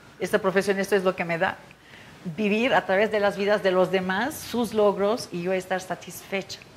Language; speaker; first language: Spanish; non-native, fluent; Turkish